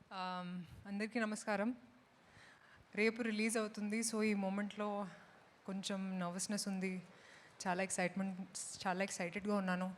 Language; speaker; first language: Telugu; non-native, fluent; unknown